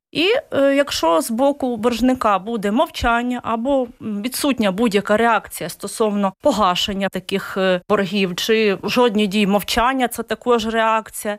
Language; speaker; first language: Ukrainian; native; Ukrainian